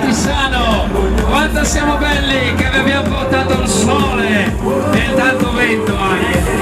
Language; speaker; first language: Italian; native; Italian